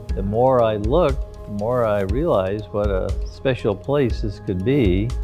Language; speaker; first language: English; native; English